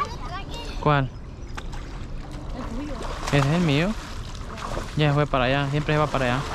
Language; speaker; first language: Spanish; native; Spanish